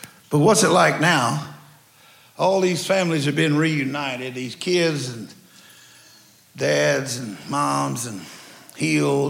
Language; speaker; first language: English; native; English